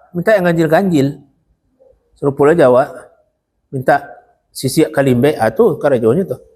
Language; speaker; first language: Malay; non-native, local second language; Minangkabau